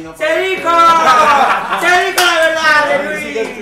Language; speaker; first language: Spanish; native; Spanish